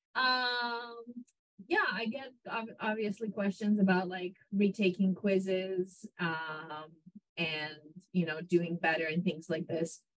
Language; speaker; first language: English; non-native, fluent; Russian